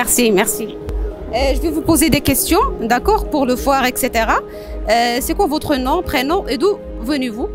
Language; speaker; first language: French; non-native, learner; Turkish